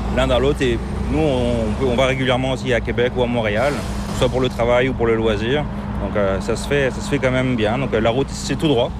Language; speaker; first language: French; native; French